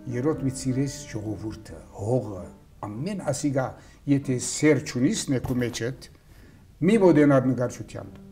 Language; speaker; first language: Armenian; early bilingual, heritage; Armenian